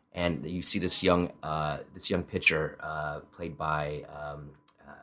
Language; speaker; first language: English; early bilingual, other home language; Italian